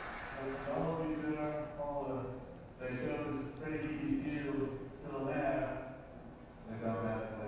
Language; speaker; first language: French; non-native, learner; English